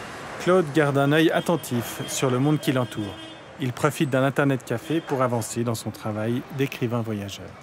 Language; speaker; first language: French; native; French